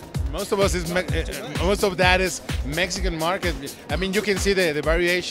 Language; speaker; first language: English; non-native, fluent; Spanish